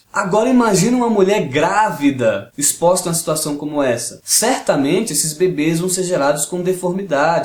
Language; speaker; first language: Portuguese; native; Portuguese